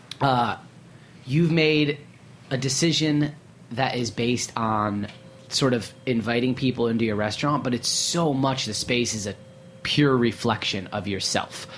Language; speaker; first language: English; native; English